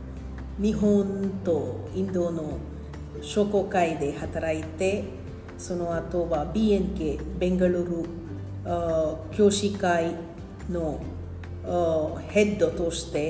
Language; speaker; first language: Japanese; non-native, fluent; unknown